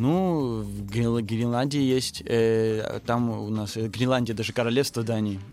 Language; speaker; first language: Russian; early bilingual, heritage; Russian